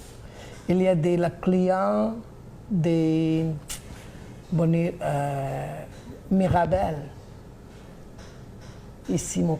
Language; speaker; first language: French; non-native, learner; Bangla